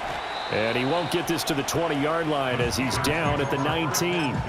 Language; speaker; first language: English; native; English